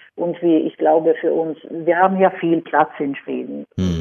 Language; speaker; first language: German; non-native, fluent; Swedish